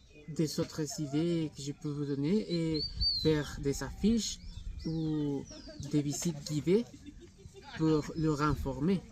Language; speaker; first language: French; non-native, learner; Spanish